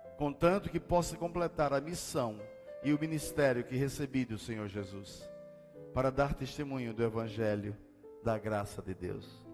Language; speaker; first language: Portuguese; native; Portuguese